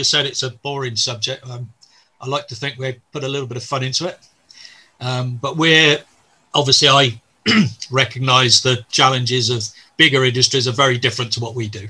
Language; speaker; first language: English; native; English